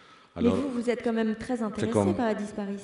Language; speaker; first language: French; native; French